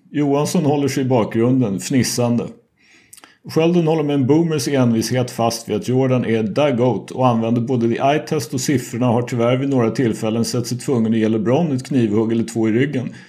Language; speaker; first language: Swedish; native; Swedish